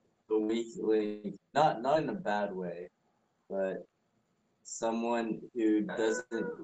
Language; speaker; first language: English; native; English